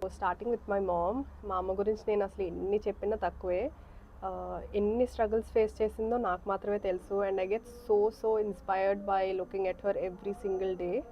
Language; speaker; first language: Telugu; early bilingual, heritage; Telugu